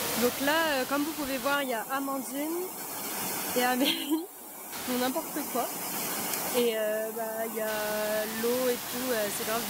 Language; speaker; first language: French; native; French